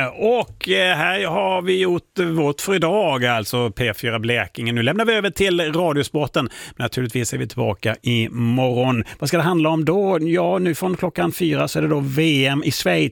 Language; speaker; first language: Swedish; native; Swedish